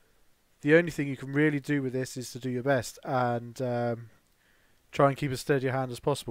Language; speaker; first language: English; native; English